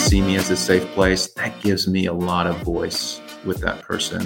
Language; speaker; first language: English; native; English